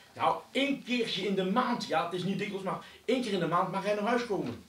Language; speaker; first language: Dutch; native; Dutch